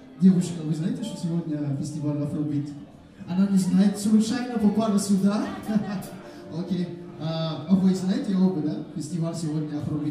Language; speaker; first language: Russian; non-native, fluent; Malagasy